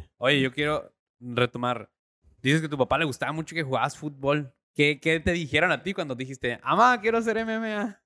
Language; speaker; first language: Spanish; native; Spanish